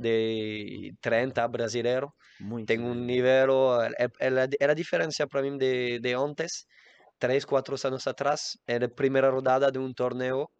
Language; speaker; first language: Portuguese; non-native, learner; French